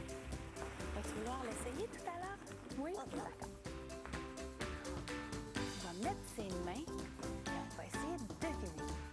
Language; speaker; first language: French; native; French